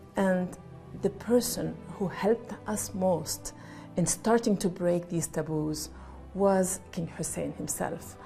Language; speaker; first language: English; non-native, fluent; Arabic